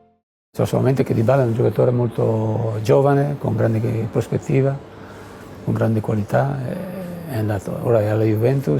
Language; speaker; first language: Italian; native; Italian